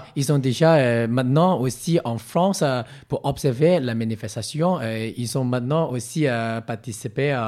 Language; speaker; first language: French; non-native, learner; Cantonese